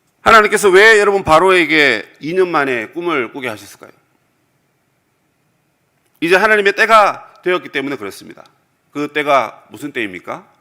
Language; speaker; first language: Korean; native; Korean